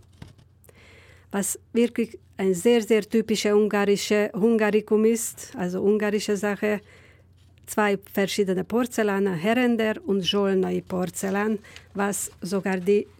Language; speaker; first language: German; non-native, fluent; Hungarian